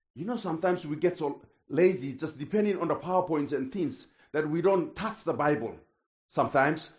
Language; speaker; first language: English; non-native, fluent; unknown